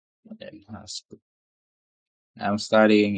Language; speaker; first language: English; non-native, learner; Vietnamese